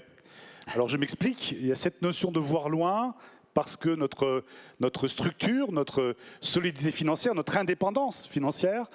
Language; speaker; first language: French; native; French